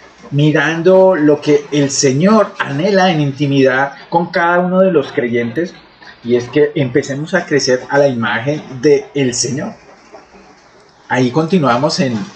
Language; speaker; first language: Spanish; native; Spanish